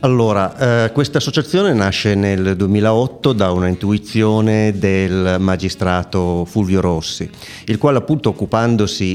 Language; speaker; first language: Italian; native; Italian